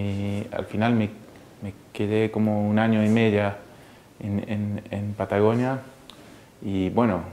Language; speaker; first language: Spanish; early bilingual, heritage; Spanish